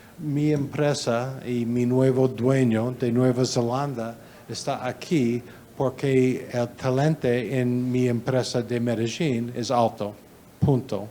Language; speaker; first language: Spanish; non-native, learner; English